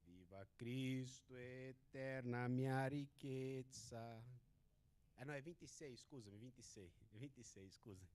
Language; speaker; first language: Italian; non-native, learner; Portuguese